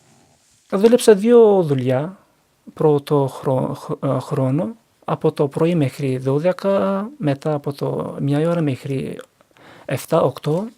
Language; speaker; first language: Greek; non-native, learner; Turkish